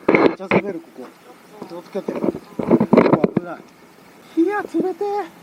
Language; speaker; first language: Japanese; native; Japanese